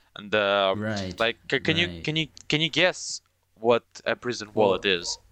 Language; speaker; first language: English; non-native, fluent; Romanian